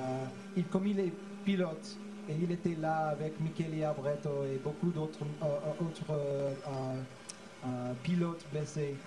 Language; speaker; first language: French; non-native, fluent; English